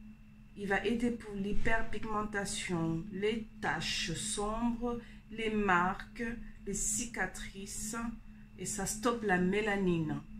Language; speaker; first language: French; native; French